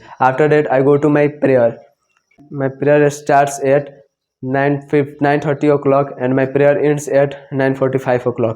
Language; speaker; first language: English; non-native, learner; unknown